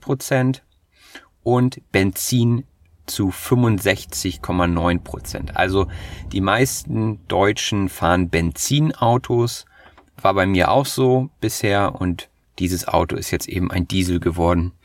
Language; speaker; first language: German; native; German